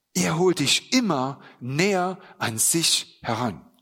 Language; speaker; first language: German; native; German